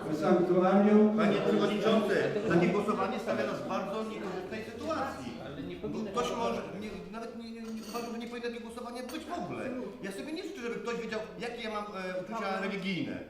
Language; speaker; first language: Polish; native; Polish